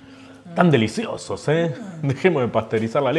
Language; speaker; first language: Spanish; native; Spanish